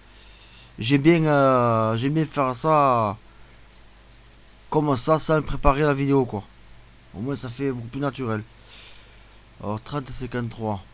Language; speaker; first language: French; native; French